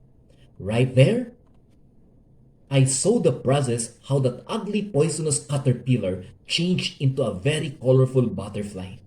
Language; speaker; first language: English; non-native, local second language; Hiligaynon